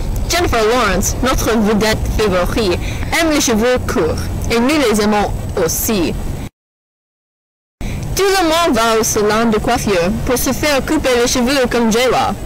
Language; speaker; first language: French; non-native, learner; English